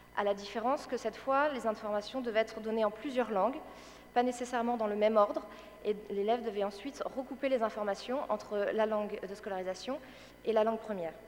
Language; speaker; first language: French; native; French